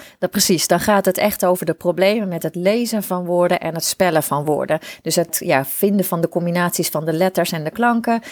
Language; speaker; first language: Dutch; native; Dutch